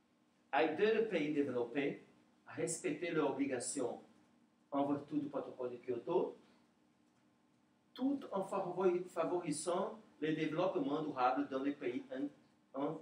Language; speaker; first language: French; non-native, learner; Portuguese